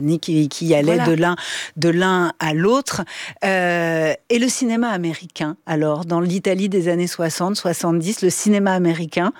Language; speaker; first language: French; native; French